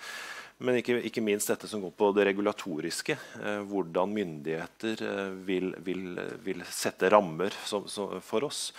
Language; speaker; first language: Norwegian; native; Norwegian